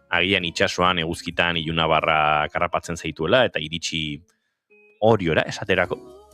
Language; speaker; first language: Basque; native; Basque